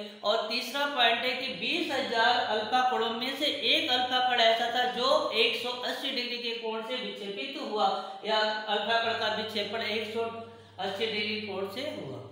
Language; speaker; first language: Hindi; native; Hindi